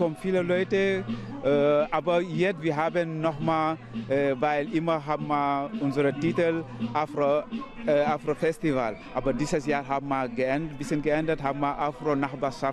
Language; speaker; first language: German; non-native, learner; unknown